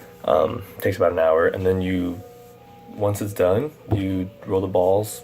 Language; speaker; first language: English; native; English